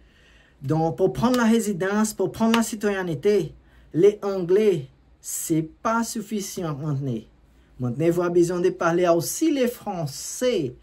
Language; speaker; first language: French; non-native, learner; Portuguese